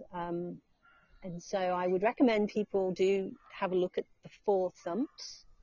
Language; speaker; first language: English; native; English